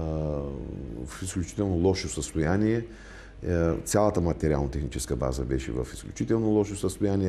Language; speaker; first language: Bulgarian; native; Bulgarian